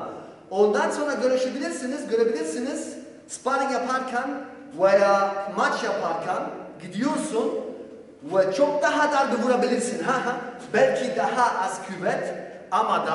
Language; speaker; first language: Turkish; non-native, learner; Polish